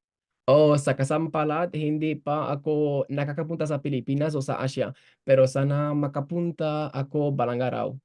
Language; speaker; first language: Filipino; non-native, fluent; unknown